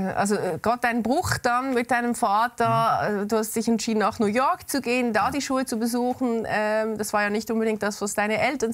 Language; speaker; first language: German; native; German